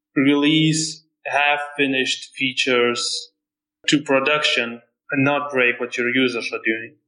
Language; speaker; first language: English; non-native, fluent; Lithuanian